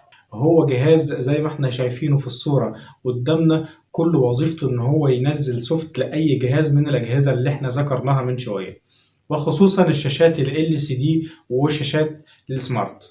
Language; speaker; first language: Arabic; native; Arabic